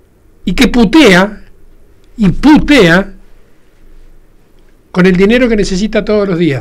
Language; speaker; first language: Spanish; native; Spanish